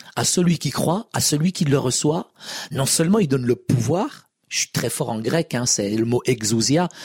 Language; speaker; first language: French; non-native, local second language; Arabic